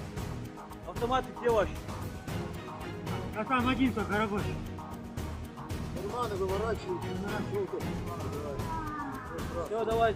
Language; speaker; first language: Russian; native; Russian